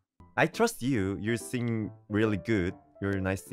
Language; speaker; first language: English; non-native, learner; Korean